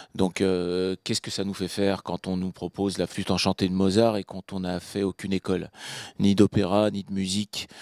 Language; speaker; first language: French; native; French